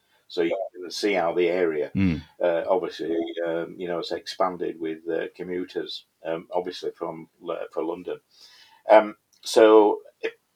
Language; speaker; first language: English; native; English